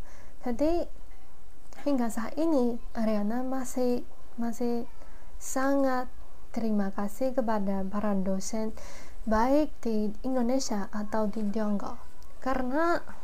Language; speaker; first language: Indonesian; non-native, fluent; Chinese